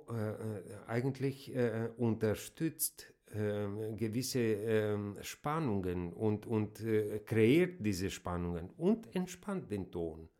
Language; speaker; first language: German; non-native, fluent; Romanian